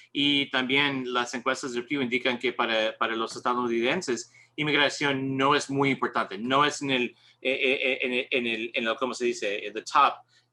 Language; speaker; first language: Spanish; non-native, learner; English